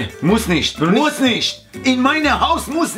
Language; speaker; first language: German; non-native, learner; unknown